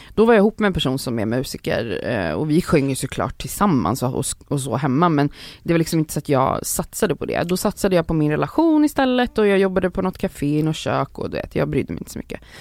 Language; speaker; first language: Swedish; early bilingual, other home language; Polish